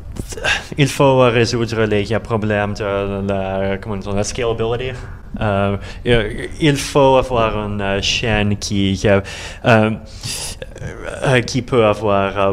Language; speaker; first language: French; non-native, learner; Russian